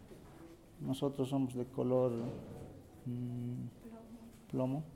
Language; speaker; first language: Spanish; non-native, local second language; Quechua